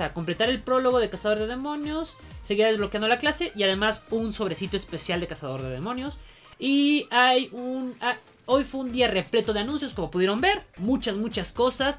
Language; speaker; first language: Spanish; native; Spanish